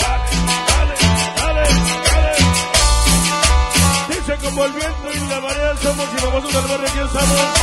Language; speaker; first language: Spanish; native; Spanish